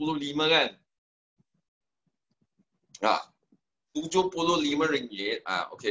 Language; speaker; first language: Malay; non-native, local second language; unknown